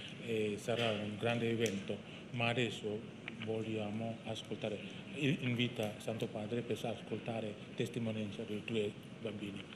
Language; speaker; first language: Italian; non-native, learner; Indonesian